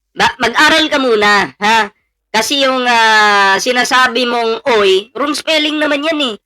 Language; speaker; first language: Filipino; non-native, local second language; Cebuano